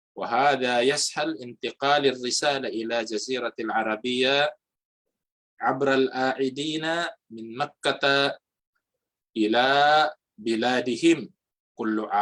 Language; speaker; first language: Arabic; non-native, fluent; Filipino